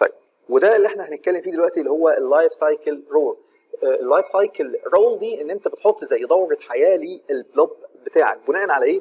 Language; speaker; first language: Arabic; native; Arabic